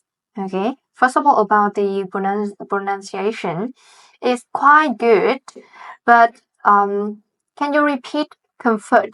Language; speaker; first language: English; non-native, fluent; Vietnamese